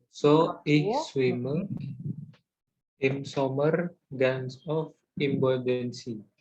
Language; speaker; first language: German; non-native, learner; Indonesian